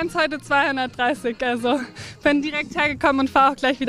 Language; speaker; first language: German; native; German